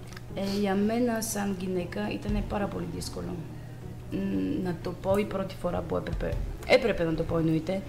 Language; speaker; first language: Greek; non-native, fluent; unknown